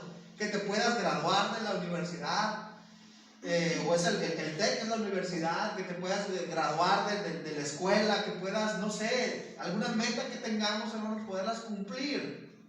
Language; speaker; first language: Spanish; native; Spanish